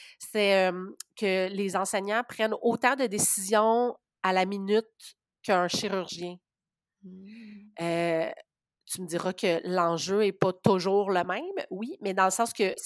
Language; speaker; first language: French; native; French